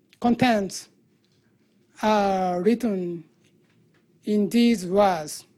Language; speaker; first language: English; non-native, learner; Japanese